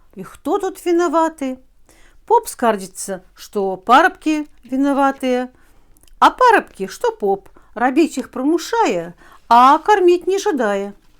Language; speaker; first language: Belarusian; native; Belarusian